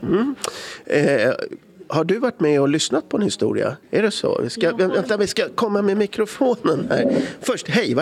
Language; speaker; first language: Swedish; native; Swedish